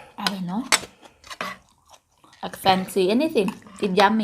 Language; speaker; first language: English; non-native, learner; Thai